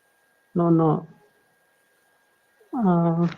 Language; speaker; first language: English; non-native, learner; Telugu